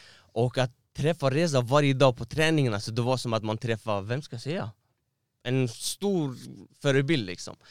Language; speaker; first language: Swedish; non-native, fluent; Persian